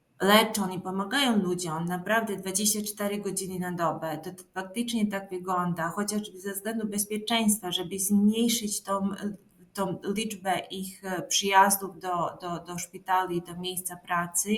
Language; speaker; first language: Polish; non-native, fluent; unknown